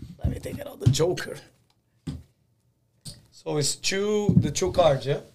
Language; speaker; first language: English; non-native, fluent; Portuguese